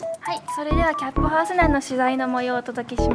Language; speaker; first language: Japanese; native; Japanese